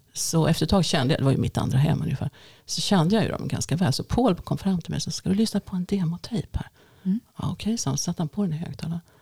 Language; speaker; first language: Swedish; early bilingual, other home language; Finnish